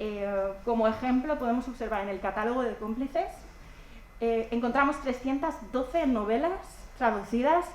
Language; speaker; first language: Spanish; native; Spanish